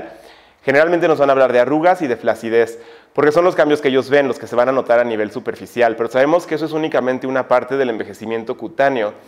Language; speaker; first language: Spanish; native; Spanish